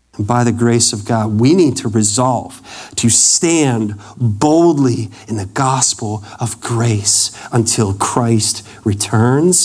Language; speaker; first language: English; native; English